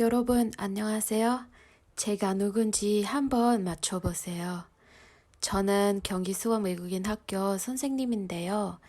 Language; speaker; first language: Korean; non-native, fluent; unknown